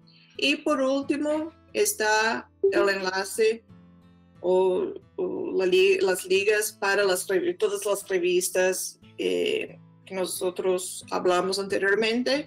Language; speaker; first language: Spanish; non-native, fluent; Portuguese